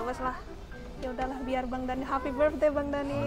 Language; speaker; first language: Indonesian; native; Indonesian